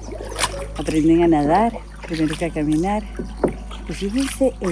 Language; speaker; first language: Spanish; native; Spanish